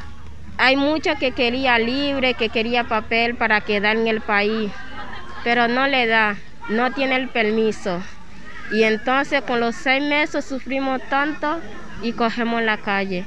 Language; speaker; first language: Spanish; non-native, learner; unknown